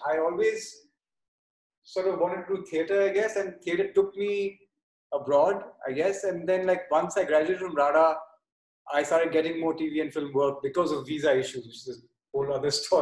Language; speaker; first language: English; non-native, local second language; Bangla